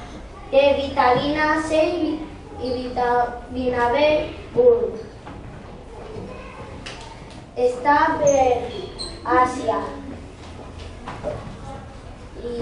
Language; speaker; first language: Catalan; non-native, local second language; Spanish